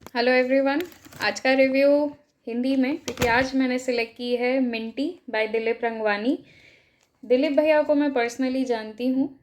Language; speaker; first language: Hindi; native; Hindi